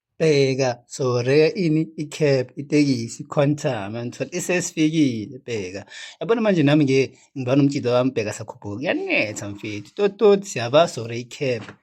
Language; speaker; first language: Zulu; native; Zulu